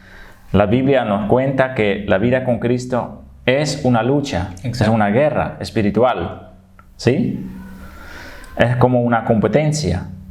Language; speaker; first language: Spanish; non-native, fluent; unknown